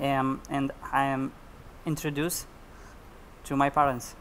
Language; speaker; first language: English; non-native, learner; Russian